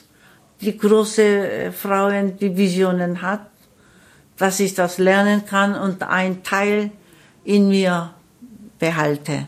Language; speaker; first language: German; non-native, learner; Korean